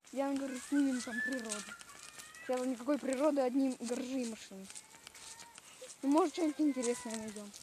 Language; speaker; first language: Russian; native; Russian